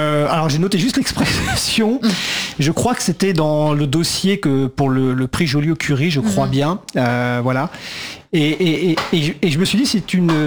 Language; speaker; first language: French; native; French